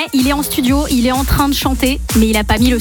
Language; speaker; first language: French; native; French